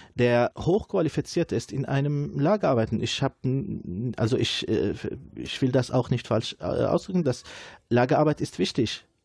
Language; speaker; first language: German; non-native, fluent; Arabic